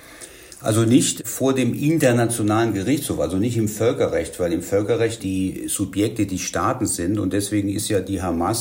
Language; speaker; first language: German; native; German